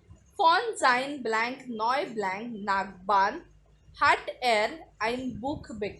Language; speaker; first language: German; non-native, fluent; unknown